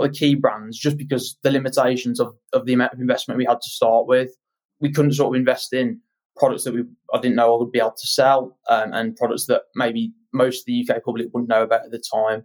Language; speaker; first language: English; native; English